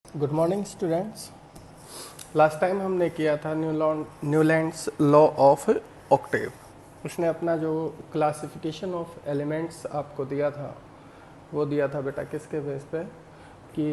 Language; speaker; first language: Hindi; native; Hindi